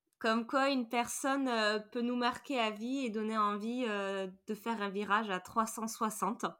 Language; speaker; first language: French; native; French